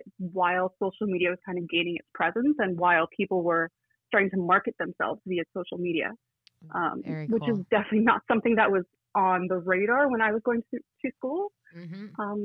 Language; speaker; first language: English; native; English